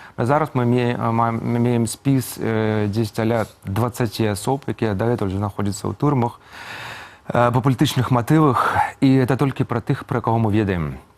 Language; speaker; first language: Belarusian; native; Belarusian